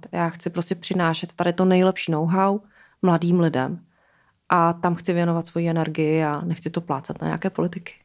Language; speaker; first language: Czech; native; Czech